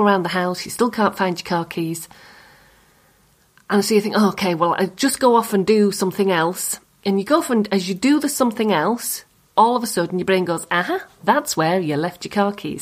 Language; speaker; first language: English; native; English